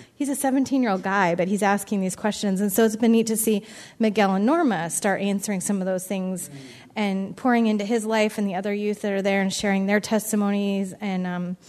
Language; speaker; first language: English; native; English